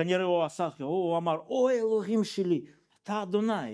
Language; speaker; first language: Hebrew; non-native, fluent; Russian